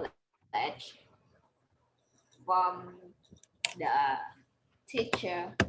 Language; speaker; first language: English; non-native, learner; Vietnamese